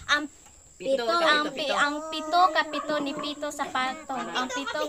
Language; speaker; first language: Cebuano; native; Cebuano